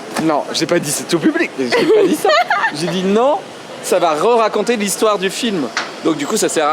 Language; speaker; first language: French; native; French